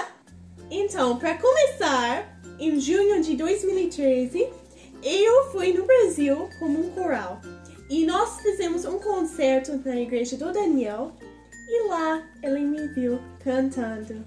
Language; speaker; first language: Portuguese; non-native, fluent; English